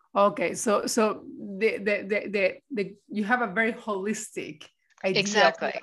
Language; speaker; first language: English; non-native, fluent; Spanish